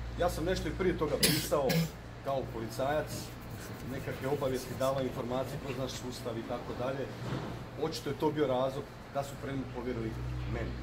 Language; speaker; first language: Croatian; native; Croatian